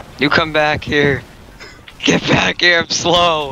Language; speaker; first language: English; native; English